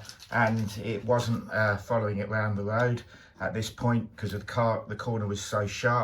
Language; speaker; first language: English; native; English